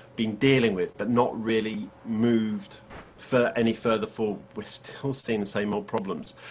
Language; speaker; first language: English; native; English